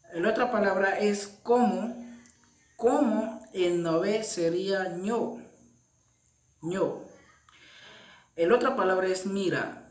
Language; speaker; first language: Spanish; non-native, local second language; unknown